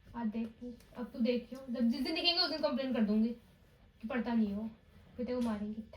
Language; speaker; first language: Hindi; native; Hindi